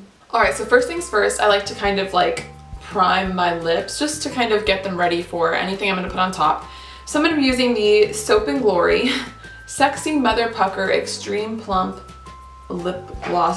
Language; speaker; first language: English; native; English